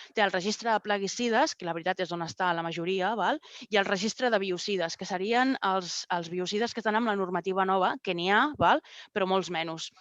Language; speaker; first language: Catalan; non-native, local second language; Spanish